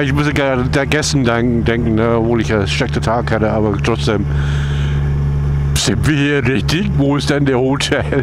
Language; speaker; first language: German; non-native, fluent; English